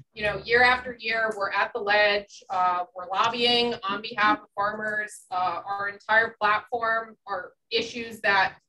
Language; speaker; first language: English; native; English